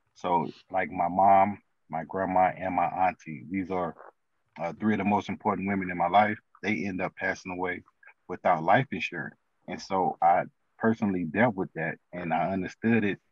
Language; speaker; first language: English; native; English